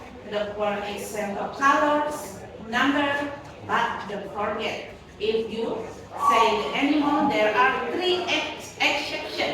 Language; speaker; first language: English; non-native, fluent; Indonesian